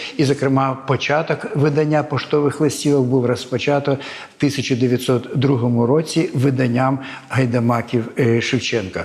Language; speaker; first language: Ukrainian; native; Ukrainian